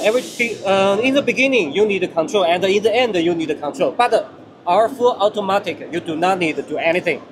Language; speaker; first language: English; non-native, learner; Chinese